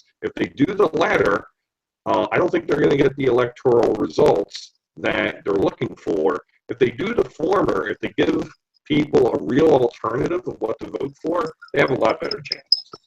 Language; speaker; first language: English; native; English